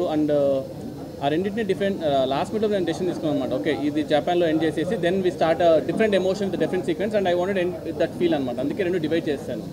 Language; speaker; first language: Telugu; native; Telugu